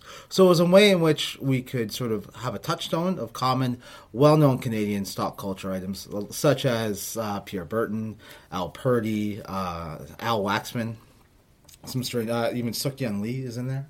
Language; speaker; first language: English; native; English